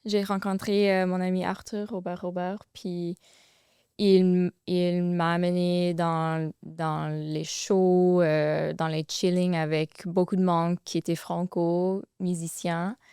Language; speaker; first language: French; non-native, fluent; English